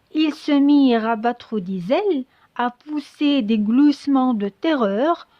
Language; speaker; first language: French; non-native, local second language; Arabic